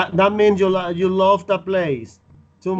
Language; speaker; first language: English; non-native, fluent; Spanish